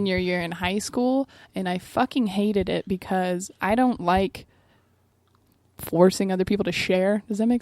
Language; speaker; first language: English; native; English